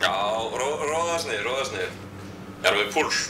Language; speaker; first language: Icelandic; native; Icelandic